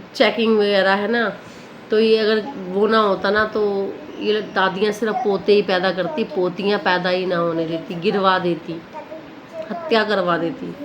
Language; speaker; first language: Hindi; native; Hindi